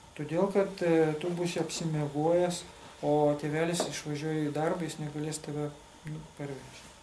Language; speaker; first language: Lithuanian; non-native, local second language; Russian